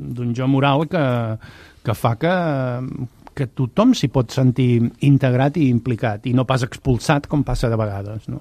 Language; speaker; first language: Catalan; native; Catalan